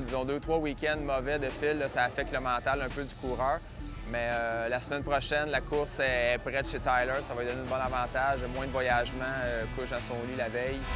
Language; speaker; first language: French; native; French